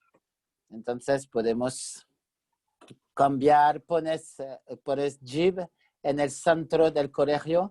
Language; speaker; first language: Spanish; non-native, fluent; French